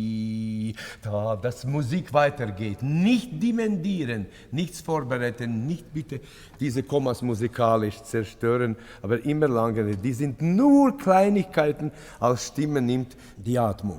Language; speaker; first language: German; non-native, fluent; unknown